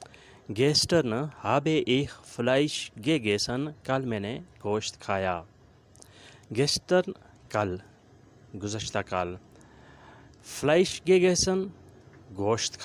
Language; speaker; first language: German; non-native, learner; Urdu